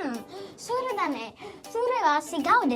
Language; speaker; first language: Japanese; early bilingual, heritage; Japanese